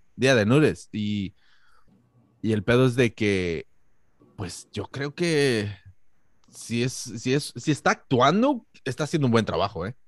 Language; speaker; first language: Spanish; native; Spanish